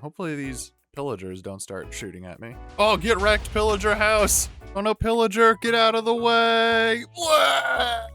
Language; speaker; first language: English; native; English